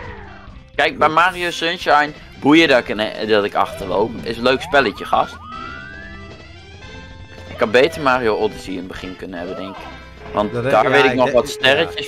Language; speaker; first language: Dutch; native; Dutch